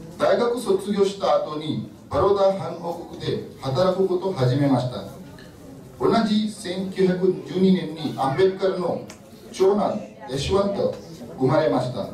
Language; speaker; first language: Japanese; non-native, fluent; Marathi